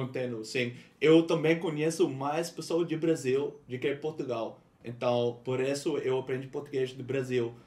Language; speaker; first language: Portuguese; non-native, learner; Dutch